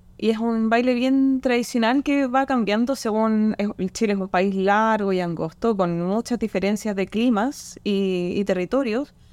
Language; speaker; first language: Spanish; native; Spanish